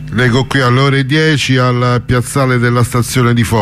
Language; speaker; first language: Italian; native; Italian